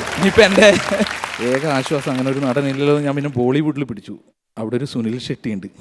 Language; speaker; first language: Malayalam; native; Malayalam